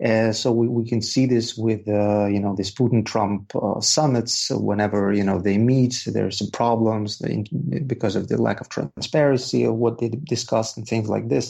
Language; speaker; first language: English; non-native, fluent; Russian